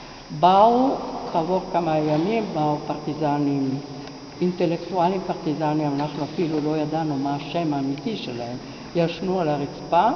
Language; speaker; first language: Hebrew; non-native, fluent; Italian